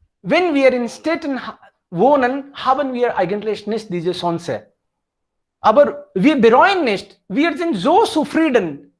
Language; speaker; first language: German; non-native, fluent; Hindi